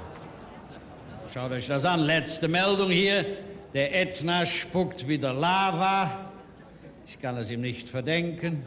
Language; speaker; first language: German; native; German